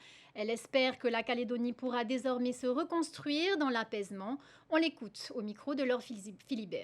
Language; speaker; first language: French; native; French